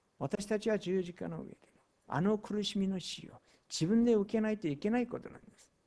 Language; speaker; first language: Japanese; non-native, fluent; Korean